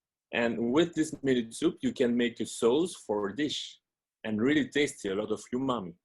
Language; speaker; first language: English; non-native, fluent; French